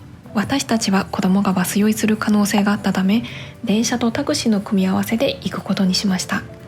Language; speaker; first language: Japanese; native; Japanese